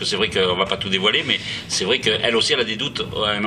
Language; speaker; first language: French; native; French